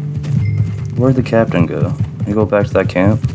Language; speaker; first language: English; native; English